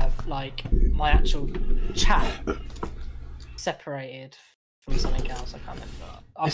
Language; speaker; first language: English; native; English